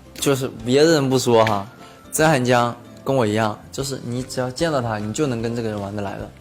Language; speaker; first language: Chinese; native; Chinese